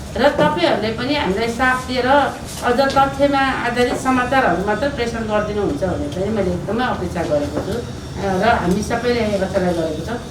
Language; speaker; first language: Nepali; native; Nepali